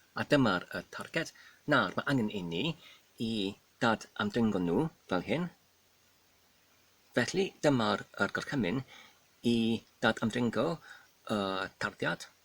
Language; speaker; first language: Welsh; non-native, learner; Polish